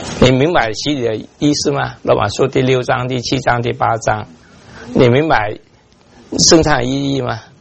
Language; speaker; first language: Chinese; native; Chinese